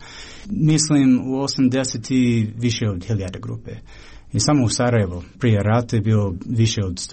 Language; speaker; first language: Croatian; non-native, fluent; English